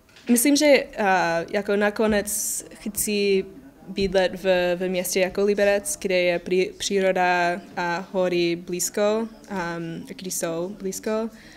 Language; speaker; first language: Czech; non-native, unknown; English